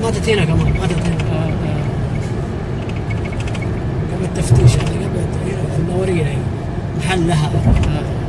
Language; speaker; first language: Arabic; non-native, fluent; Indonesian